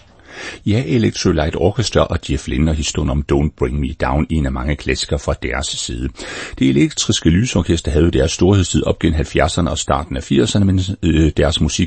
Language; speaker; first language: Danish; native; Danish